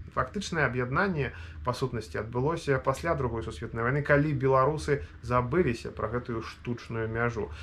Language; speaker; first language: Belarusian; native; Belarusian